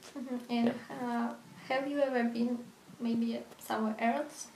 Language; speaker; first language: English; non-native, learner; Russian